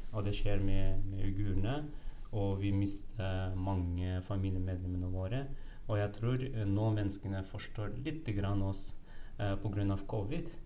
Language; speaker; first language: Norwegian; non-native, fluent; Uyghur